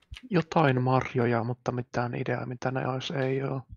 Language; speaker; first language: Finnish; native; Finnish